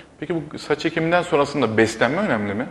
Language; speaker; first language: Turkish; native; Turkish